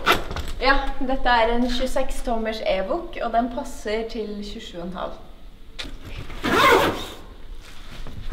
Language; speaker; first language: Norwegian; native; Norwegian